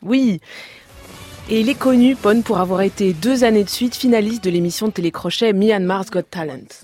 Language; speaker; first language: French; native; French